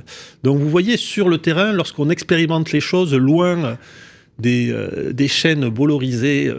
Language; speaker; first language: French; native; French